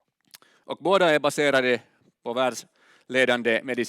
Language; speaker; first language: Swedish; non-native, learner; Finnish